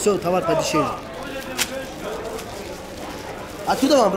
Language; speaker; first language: Russian; non-native, local second language; Uzbek